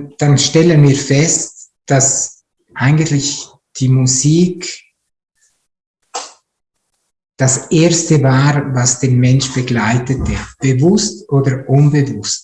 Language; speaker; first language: German; non-native, fluent; Italian